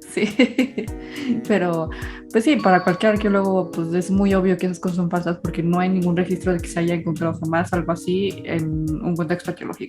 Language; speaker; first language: Spanish; native; Spanish